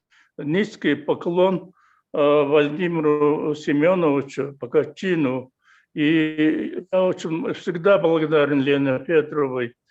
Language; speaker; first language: Russian; non-native, fluent; Mongolian